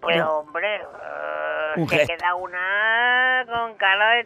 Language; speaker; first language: Spanish; native; Spanish